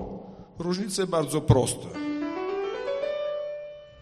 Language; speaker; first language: Polish; non-native, fluent; Ukrainian